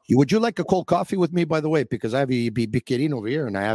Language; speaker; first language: English; early bilingual, other home language; Italian